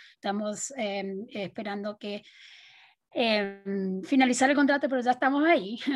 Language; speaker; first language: Spanish; native; Spanish